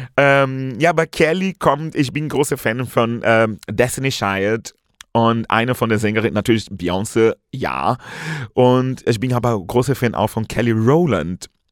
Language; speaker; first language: German; non-native, fluent; Portuguese